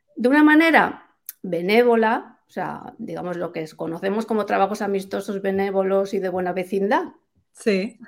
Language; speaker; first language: Spanish; native; Spanish